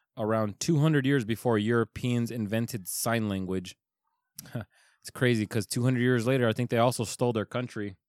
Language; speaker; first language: English; early bilingual, other home language; Spanish